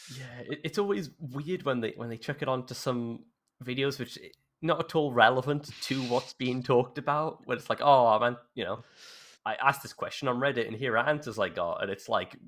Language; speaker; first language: English; native; English